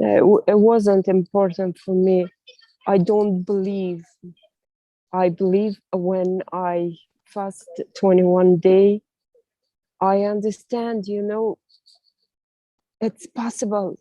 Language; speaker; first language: English; non-native, learner; Russian